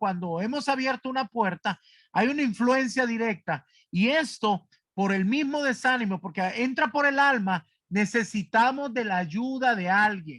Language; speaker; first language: Spanish; native; Spanish